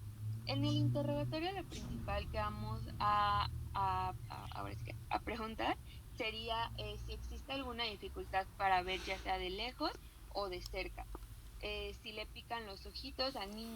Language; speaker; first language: Spanish; native; Spanish